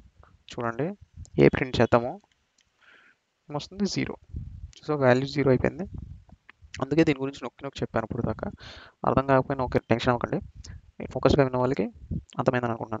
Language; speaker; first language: Telugu; native; Telugu